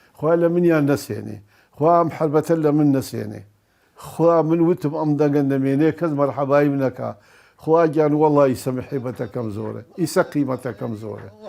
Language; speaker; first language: Central Kurdish; non-native, local second language; Gurani